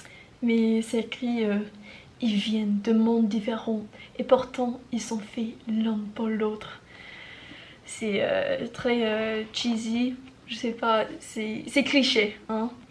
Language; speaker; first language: French; non-native, learner; English